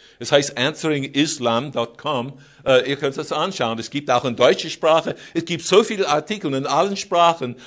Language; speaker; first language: German; non-native, fluent; English